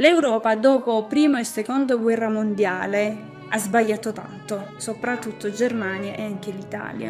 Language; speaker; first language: Italian; non-native, learner; Georgian